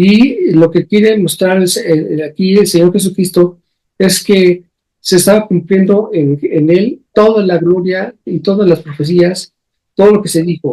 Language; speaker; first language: Spanish; native; Spanish